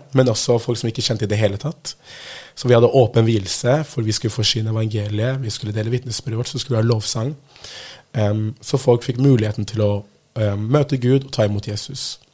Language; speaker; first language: Norwegian; native; Norwegian